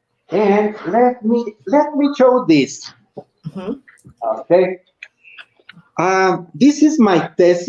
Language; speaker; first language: English; non-native, learner; Spanish